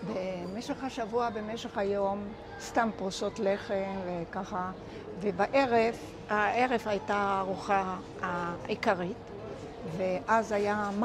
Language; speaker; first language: Hebrew; non-native, local second language; Ladino